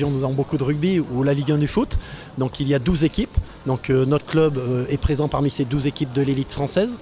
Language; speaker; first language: French; native; French